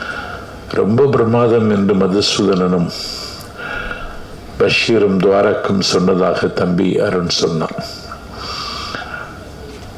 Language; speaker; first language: Tamil; native; Tamil